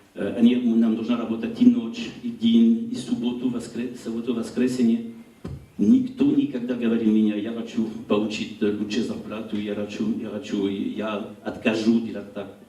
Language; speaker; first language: Russian; non-native, learner; French